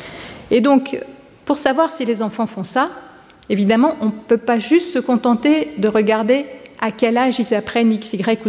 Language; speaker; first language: French; native; French